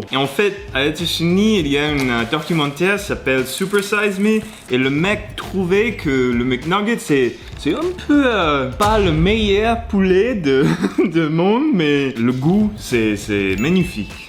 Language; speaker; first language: French; non-native, learner; English